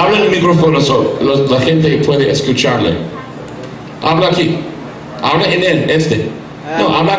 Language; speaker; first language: Spanish; non-native, learner; English